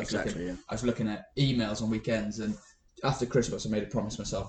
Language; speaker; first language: English; native; English